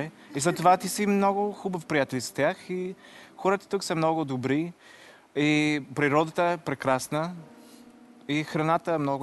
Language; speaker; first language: Bulgarian; non-native, learner; English